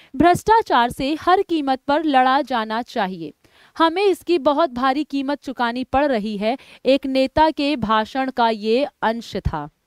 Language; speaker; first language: Hindi; native; Hindi